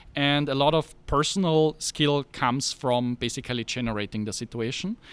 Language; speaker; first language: English; non-native, fluent; German